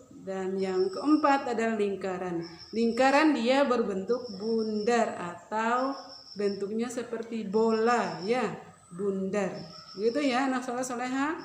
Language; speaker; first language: Indonesian; native; Indonesian